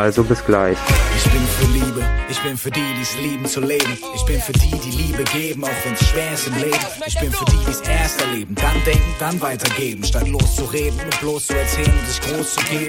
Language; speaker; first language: German; native; German